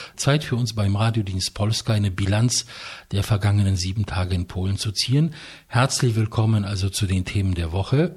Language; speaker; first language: German; non-native, fluent; Polish